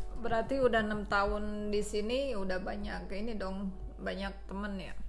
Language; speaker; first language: Indonesian; native; Indonesian